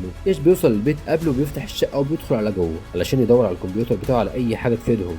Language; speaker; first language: Arabic; native; Arabic